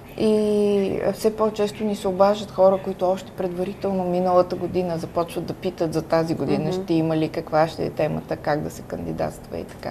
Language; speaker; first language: Bulgarian; native; Bulgarian